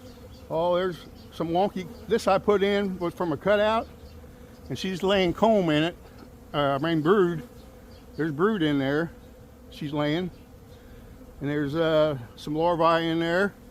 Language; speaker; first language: English; native; English